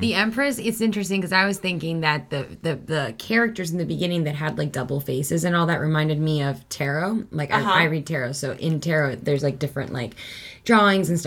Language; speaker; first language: English; early bilingual, other home language; Spanish